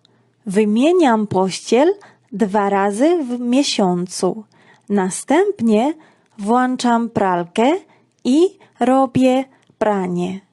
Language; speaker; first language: Polish; non-native, fluent; Georgian